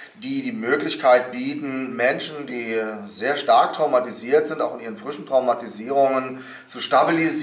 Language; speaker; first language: German; native; German